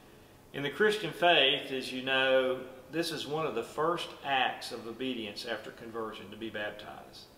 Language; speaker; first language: English; native; English